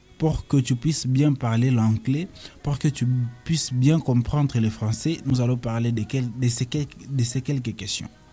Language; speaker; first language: French; non-native, local second language; Swahili